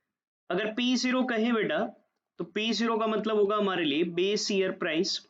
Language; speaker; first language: Hindi; native; Hindi